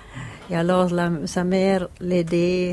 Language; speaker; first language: French; non-native, fluent; Italian